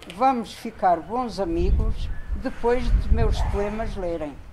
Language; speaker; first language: Portuguese; native; Portuguese